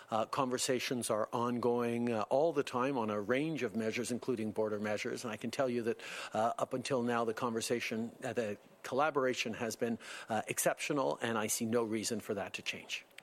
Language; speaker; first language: English; early bilingual, other home language; French